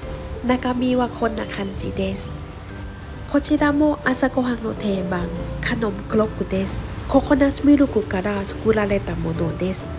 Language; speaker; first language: Japanese; non-native, fluent; Thai